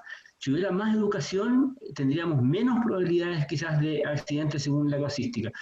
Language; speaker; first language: Spanish; native; Spanish